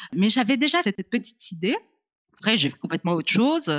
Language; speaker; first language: French; non-native, local second language; Arabic